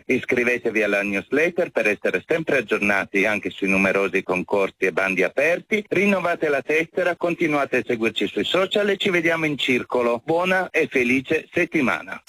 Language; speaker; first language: Italian; native; Italian